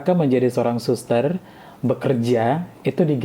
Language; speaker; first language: Indonesian; non-native, fluent; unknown